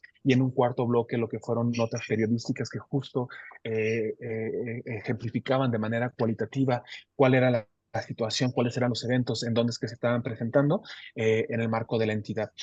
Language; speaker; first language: Spanish; native; Spanish